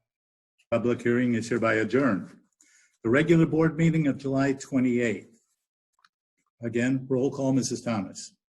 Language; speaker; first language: English; native; English